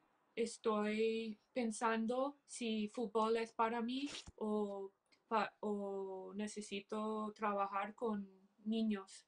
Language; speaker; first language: Spanish; early bilingual, heritage; English